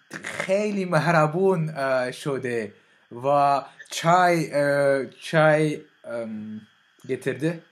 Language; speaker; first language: Persian; non-native, learner; French